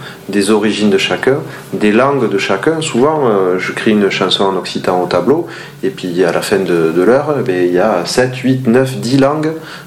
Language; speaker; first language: French; native; French